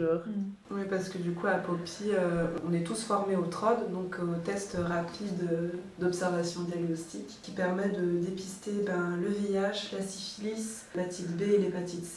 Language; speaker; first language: French; native; French